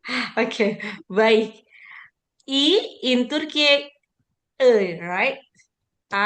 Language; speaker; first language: English; non-native, learner; Indonesian